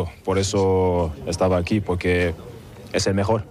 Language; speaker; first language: Spanish; non-native, fluent; German